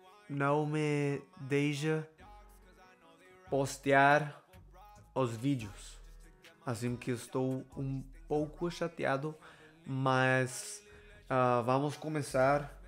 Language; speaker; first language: Portuguese; non-native, learner; Spanish